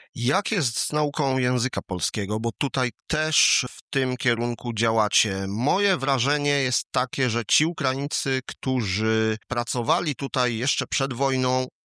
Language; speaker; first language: Polish; native; Polish